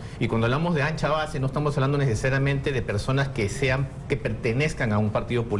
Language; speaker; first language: Spanish; native; Spanish